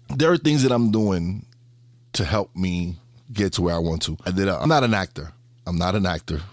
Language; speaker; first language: English; native; English